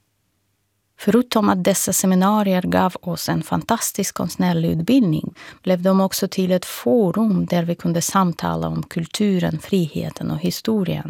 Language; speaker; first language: Swedish; non-native, fluent; Russian